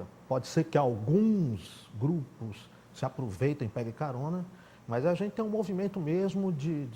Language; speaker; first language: Portuguese; native; Portuguese